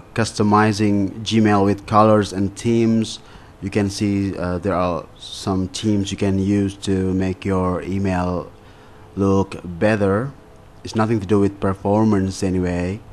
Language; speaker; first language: English; non-native, fluent; Indonesian